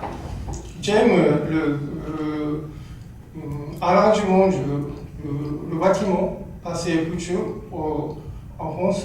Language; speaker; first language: French; non-native, learner; Japanese